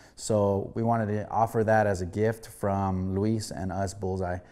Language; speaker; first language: English; early bilingual, other home language; Spanish